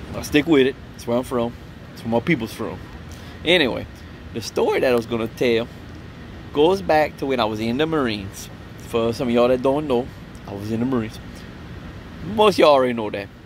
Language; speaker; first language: English; native; English